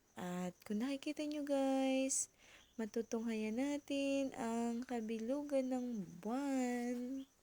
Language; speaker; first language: Filipino; non-native, local second language; Bikol